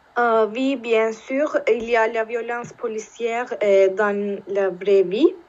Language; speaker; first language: French; non-native, learner; Turkish